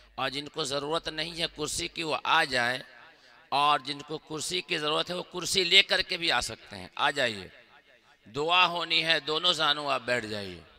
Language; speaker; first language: Hindi; native; Hindi